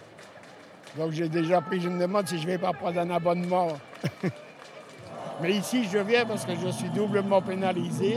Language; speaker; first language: French; early bilingual, other home language; Spanish